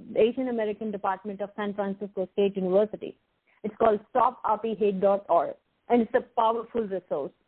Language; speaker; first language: English; non-native, local second language; Hindi